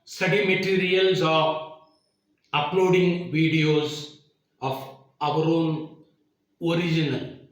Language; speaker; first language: English; non-native, local second language; Kannada